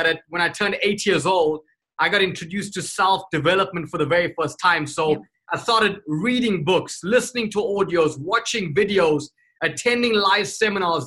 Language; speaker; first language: English; native; English